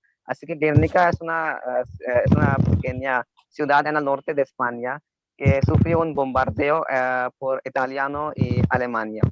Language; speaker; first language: Spanish; non-native, learner; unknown